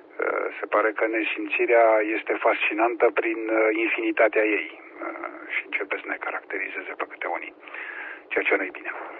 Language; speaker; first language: Romanian; native; Romanian